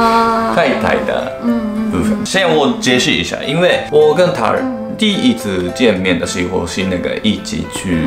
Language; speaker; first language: Chinese; non-native, fluent; Japanese